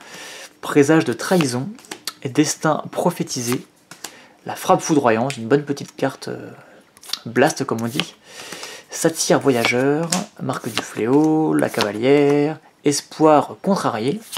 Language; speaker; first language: French; native; French